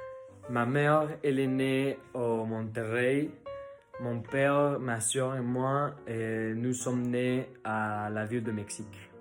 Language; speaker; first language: French; non-native, learner; Spanish